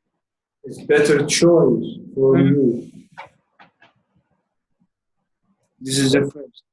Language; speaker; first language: English; non-native, learner; Arabic